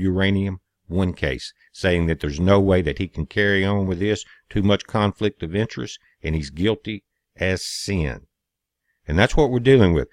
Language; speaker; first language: English; native; English